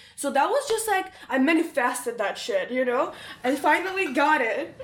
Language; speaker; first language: English; non-native, fluent; Ukrainian